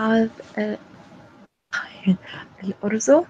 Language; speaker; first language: Arabic; non-native, learner; English